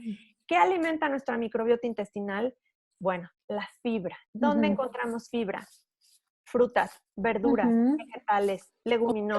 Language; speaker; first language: Spanish; native; Spanish